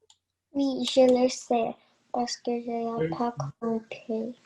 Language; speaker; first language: French; early bilingual, other home language; Chinese